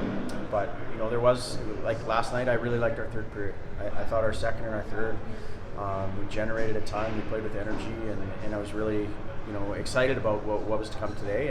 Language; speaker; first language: English; native; English